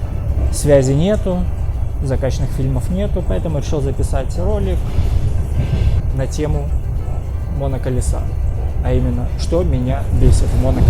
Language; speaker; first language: Russian; native; Russian